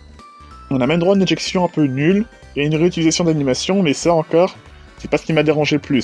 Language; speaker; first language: French; native; French